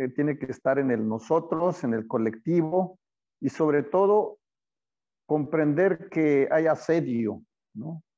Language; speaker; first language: Spanish; non-native, local second language; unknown